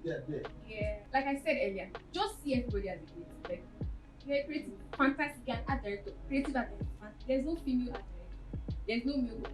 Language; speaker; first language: English; non-native, local second language; Yoruba